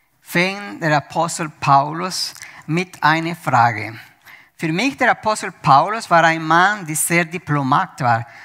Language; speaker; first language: German; non-native, fluent; Spanish